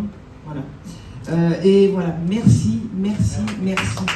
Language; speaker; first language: French; native; French